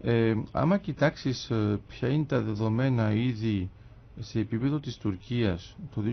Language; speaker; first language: Greek; native; Greek